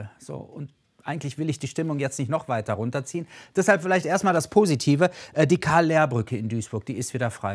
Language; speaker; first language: German; native; German